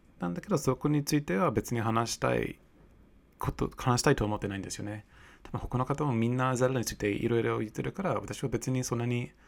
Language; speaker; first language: Japanese; non-native, fluent; English